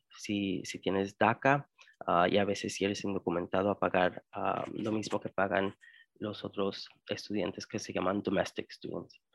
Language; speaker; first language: Spanish; early bilingual, heritage; Spanish